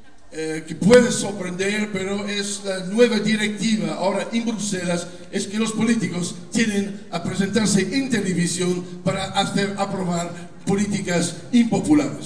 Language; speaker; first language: Spanish; non-native, fluent; Italian